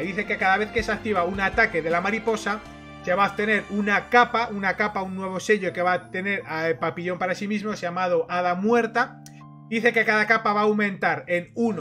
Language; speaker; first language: Spanish; native; Spanish